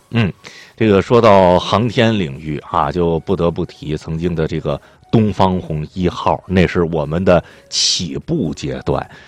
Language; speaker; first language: Chinese; native; Chinese